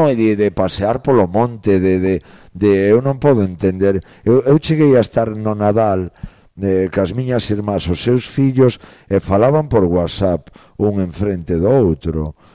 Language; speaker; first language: Galician; native; Galician